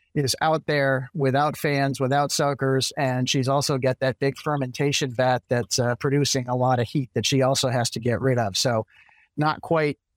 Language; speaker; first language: English; native; English